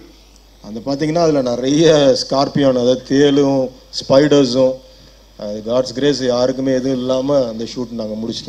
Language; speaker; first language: Tamil; native; Tamil